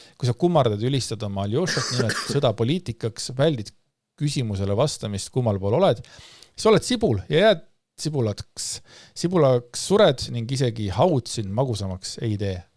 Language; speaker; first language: Estonian; native; Estonian